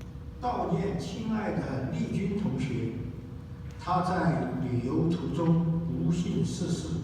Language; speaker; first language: Chinese; native; Chinese